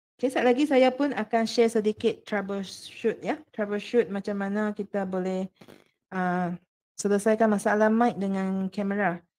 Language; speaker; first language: Malay; non-native, local second language; Chinese